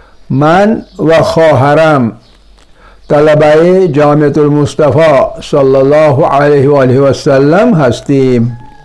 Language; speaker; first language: Persian; non-native, fluent; Urdu